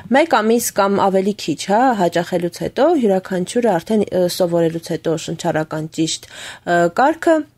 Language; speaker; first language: Armenian; native; Armenian